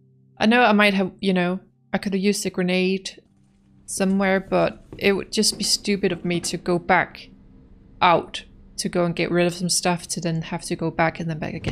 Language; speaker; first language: English; native; English